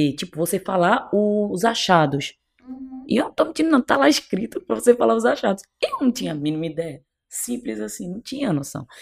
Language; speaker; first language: Portuguese; non-native, local second language; Kabuverdianu